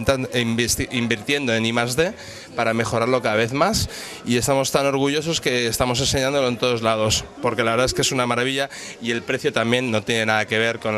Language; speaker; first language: Spanish; native; Spanish